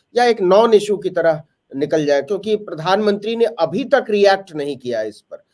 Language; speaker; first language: Hindi; native; Hindi